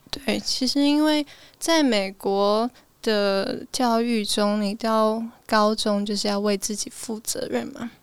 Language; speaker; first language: Chinese; early bilingual, heritage; Chinese